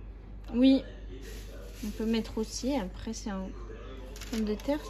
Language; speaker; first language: French; early bilingual, other home language; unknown